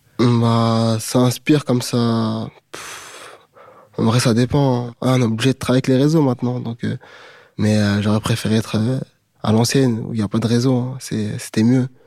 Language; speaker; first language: French; native; French